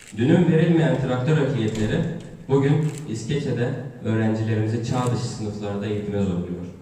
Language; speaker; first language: Turkish; native; Turkish